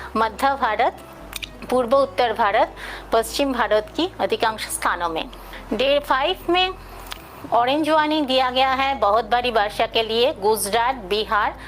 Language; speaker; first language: Hindi; non-native, local second language; Bangla